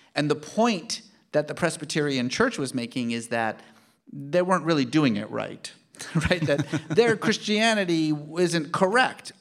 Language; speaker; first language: English; early bilingual, other home language; Persian